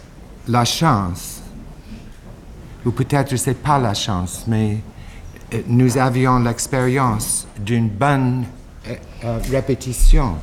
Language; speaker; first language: French; non-native, fluent; English